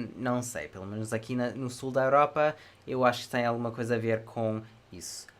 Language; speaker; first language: Portuguese; non-native, fluent; English